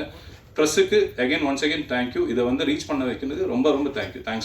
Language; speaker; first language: Tamil; native; Tamil